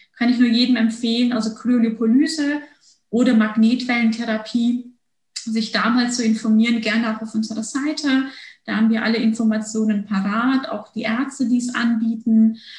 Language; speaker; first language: German; early bilingual, other home language; Turkish